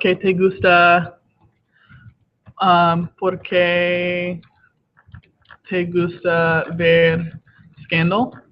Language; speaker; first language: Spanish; non-native, fluent; English